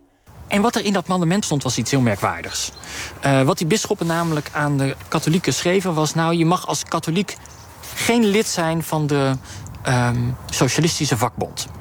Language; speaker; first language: Dutch; native; Dutch